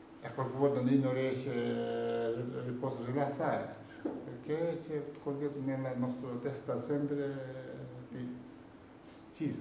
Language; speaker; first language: Italian; non-native, learner; Tibetan